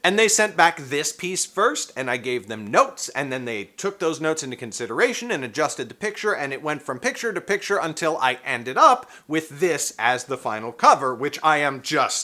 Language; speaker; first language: English; native; English